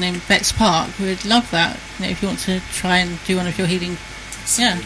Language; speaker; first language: English; native; English